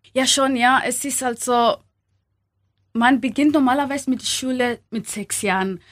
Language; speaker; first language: German; non-native, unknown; Swahili